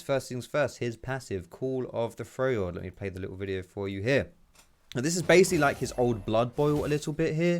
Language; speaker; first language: English; native; English